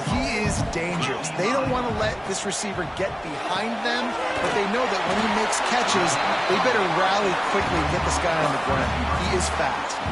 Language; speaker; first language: English; native; English